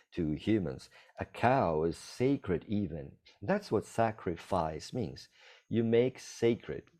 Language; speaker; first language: English; non-native, fluent; Italian